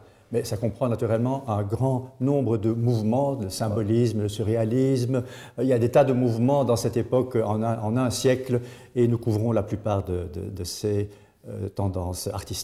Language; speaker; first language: French; native; French